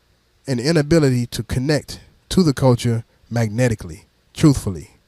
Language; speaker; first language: English; native; English